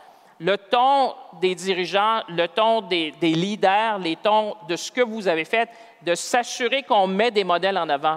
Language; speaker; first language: French; native; French